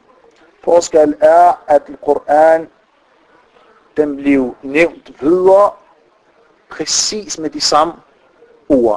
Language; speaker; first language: Danish; non-native, fluent; Arabic